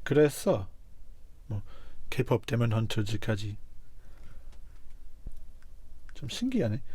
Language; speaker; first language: Korean; non-native, fluent; English